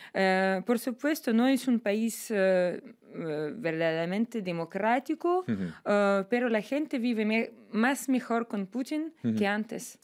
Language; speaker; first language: Spanish; non-native, fluent; Russian